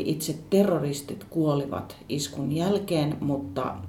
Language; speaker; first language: Finnish; native; Finnish